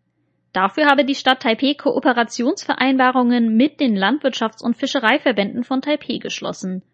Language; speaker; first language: German; native; German